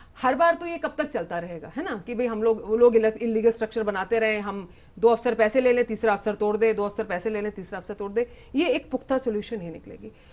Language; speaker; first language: Hindi; native; Hindi